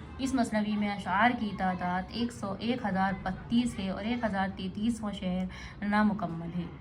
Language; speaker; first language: Urdu; native; Urdu